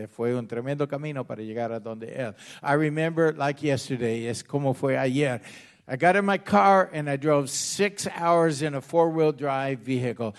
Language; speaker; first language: Spanish; non-native, fluent; English